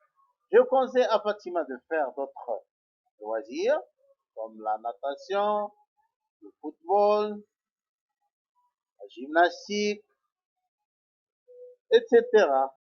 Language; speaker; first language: French; non-native, local second language; Arabic